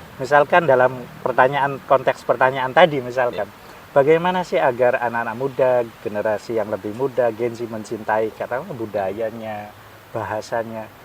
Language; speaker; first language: Indonesian; non-native, local second language; Javanese